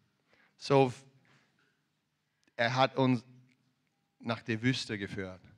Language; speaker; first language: German; non-native, fluent; English